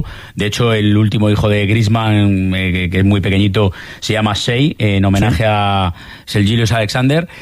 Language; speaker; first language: Spanish; native; Spanish